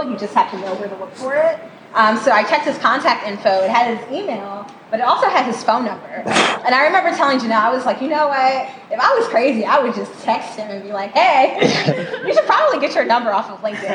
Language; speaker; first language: English; native; English